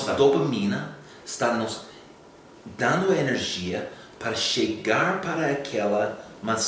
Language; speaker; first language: Portuguese; non-native, fluent; English